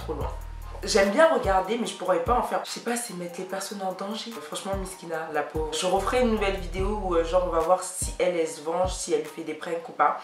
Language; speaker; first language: French; native; French